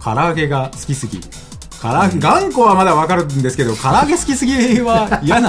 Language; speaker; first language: Japanese; native; Japanese